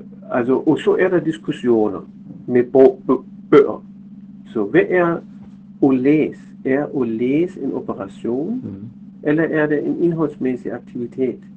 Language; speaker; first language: Danish; non-native, fluent; German